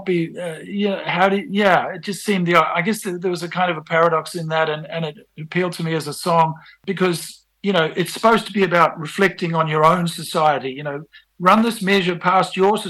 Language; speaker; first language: English; native; English